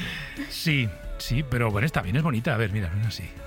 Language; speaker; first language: Spanish; native; Spanish